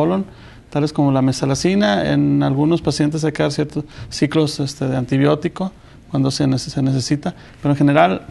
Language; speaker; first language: Spanish; native; Spanish